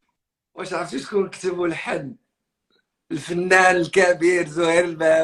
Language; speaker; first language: Arabic; native; Arabic